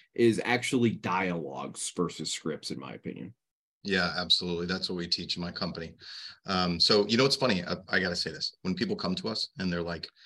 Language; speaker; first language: English; native; English